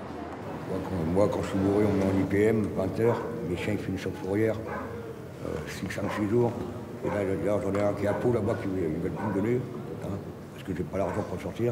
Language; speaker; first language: French; native; French